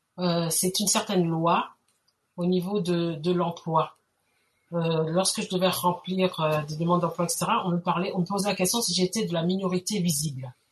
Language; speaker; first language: French; native; French